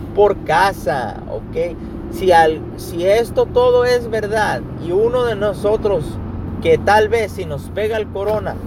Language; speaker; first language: Spanish; early bilingual, heritage; Spanish